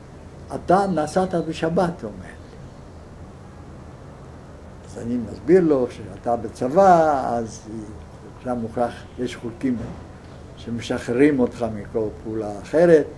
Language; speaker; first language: Hebrew; non-native, fluent; Yiddish